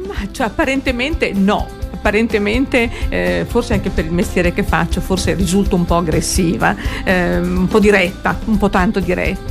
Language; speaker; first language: Italian; native; Italian